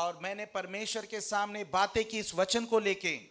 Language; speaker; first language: Hindi; native; Hindi